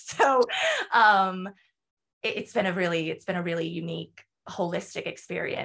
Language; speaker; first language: English; native; English